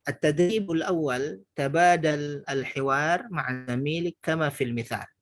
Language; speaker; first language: Arabic; non-native, fluent; Indonesian